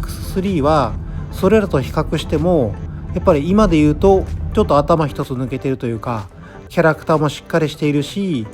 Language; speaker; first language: Japanese; native; Japanese